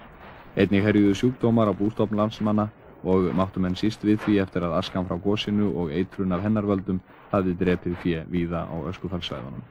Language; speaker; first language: Icelandic; native; Icelandic